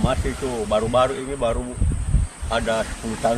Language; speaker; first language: Indonesian; native; Indonesian